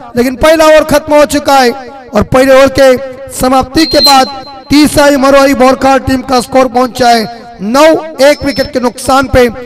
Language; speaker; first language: Hindi; non-native, local second language; Marathi